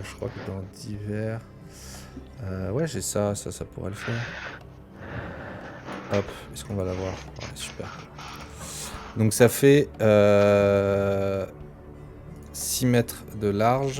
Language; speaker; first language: French; native; French